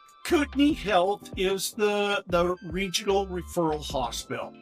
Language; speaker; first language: English; native; English